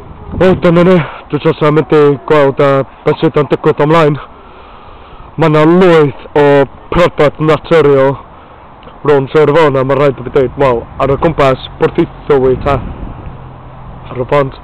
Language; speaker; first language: Welsh; non-native, learner; English